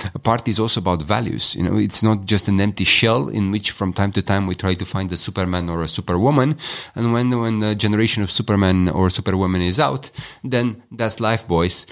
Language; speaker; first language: English; non-native, fluent; Romanian